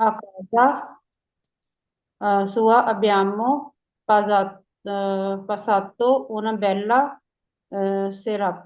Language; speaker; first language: Italian; non-native, learner; Urdu